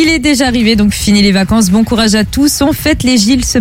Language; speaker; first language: French; native; French